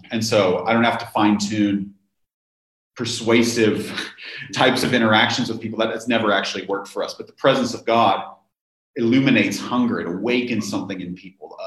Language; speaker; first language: English; native; English